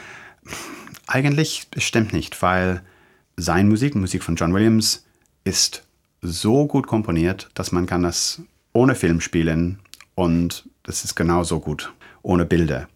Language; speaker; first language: German; non-native, fluent; English